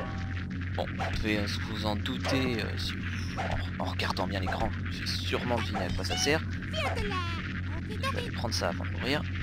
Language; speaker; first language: French; native; French